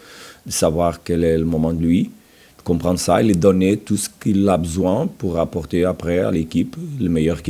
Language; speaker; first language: French; non-native, fluent; Portuguese